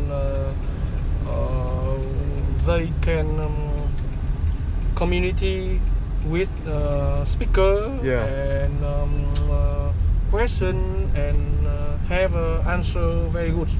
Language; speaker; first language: English; non-native, learner; Vietnamese